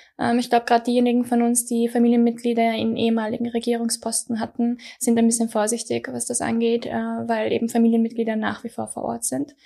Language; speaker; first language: German; early bilingual, other home language; Persian